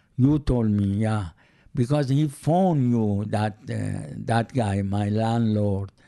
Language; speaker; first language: English; non-native, learner; Persian